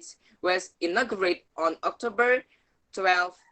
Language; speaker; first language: English; non-native, learner; Indonesian